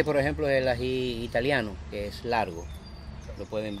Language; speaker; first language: Spanish; native; Spanish